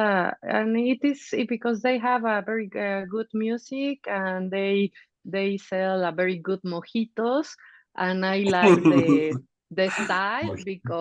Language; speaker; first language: English; non-native, fluent; Spanish